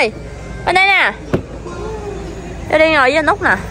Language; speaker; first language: Vietnamese; native; Vietnamese